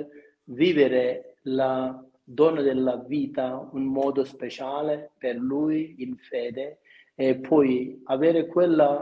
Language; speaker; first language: Italian; non-native, fluent; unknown